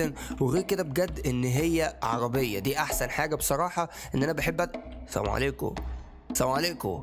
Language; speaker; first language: Arabic; native; Arabic